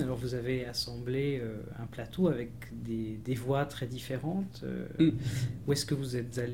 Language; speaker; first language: French; native; French